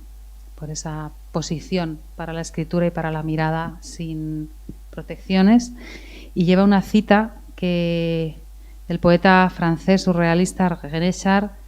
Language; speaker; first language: Spanish; native; Spanish